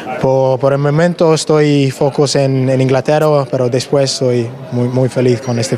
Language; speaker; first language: Spanish; non-native, learner; English